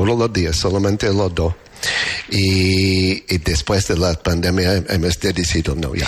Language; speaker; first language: Spanish; non-native, learner; English